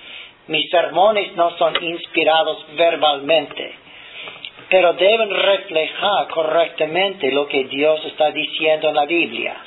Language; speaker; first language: Spanish; non-native, fluent; English